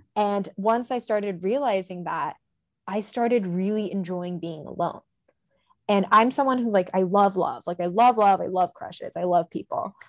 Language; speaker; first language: English; non-native, local second language; Japanese